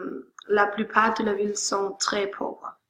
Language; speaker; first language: French; non-native, learner; Swedish